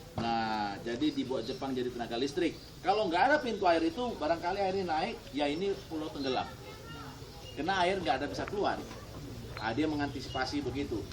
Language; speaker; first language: Indonesian; non-native, local second language; Batak Toba